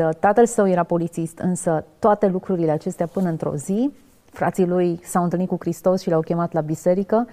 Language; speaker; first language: Romanian; native; Romanian